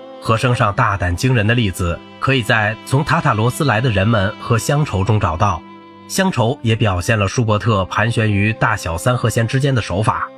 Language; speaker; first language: Chinese; native; Chinese